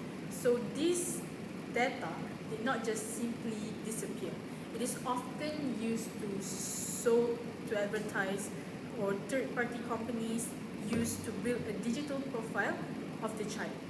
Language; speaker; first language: English; non-native, local second language; Malay